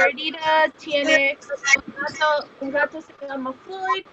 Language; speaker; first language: Spanish; non-native, learner; English